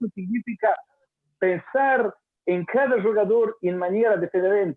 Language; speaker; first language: Portuguese; non-native, learner; Croatian